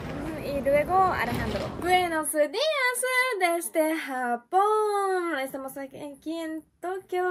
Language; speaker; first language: Spanish; non-native, learner; Japanese